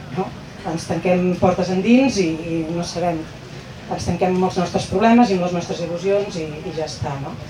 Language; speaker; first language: Catalan; native; Catalan